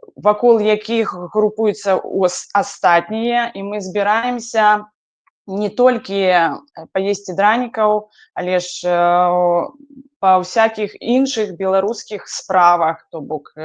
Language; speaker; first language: Belarusian; native; Belarusian